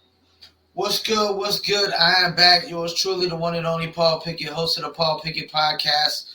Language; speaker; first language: English; native; English